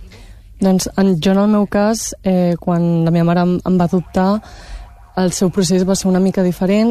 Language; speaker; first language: Catalan; early bilingual, other home language; Chinese